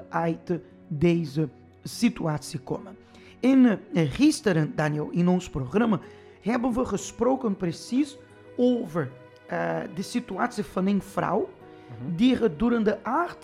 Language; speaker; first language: Dutch; non-native, fluent; Portuguese